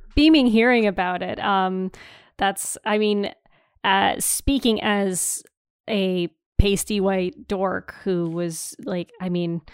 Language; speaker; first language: English; native; English